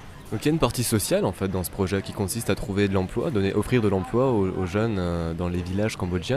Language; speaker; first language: French; native; French